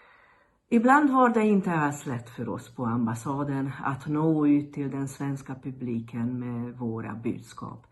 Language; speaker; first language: Swedish; non-native, fluent; Hungarian